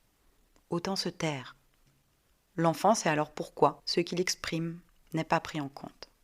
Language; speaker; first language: French; native; French